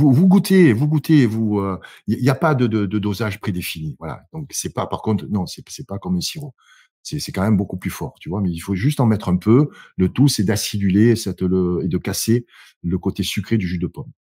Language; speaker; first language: French; native; French